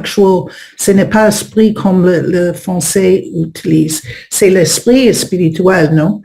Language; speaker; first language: French; non-native, learner; Spanish